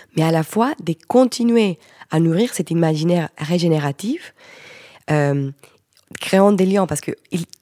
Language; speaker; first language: French; non-native, fluent; Spanish